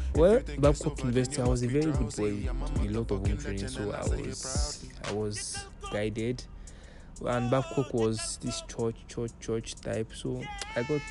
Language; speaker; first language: English; non-native, local second language; Yoruba